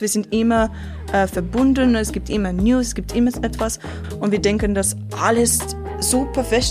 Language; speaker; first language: German; non-native, local second language; French